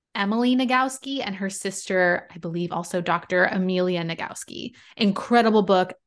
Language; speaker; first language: English; native; English